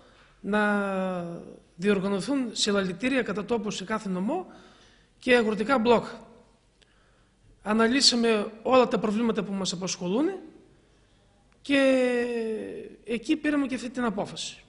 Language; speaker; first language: Greek; native; Greek